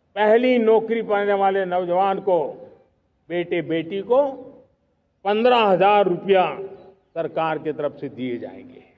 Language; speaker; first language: Hindi; non-native, local second language; Gujarati